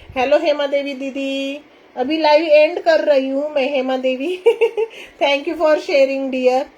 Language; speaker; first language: Hindi; non-native, local second language; Marathi